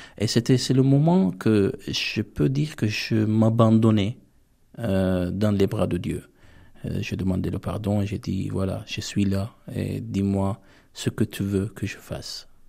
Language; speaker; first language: French; non-native, fluent; Armenian